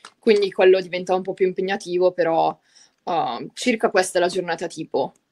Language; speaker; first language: Italian; native; Italian